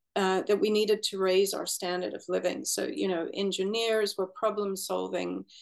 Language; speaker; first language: English; native; English